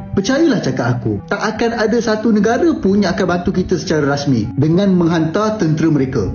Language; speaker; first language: Malay; native; Malay